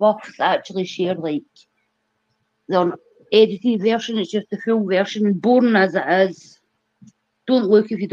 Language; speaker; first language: English; native; English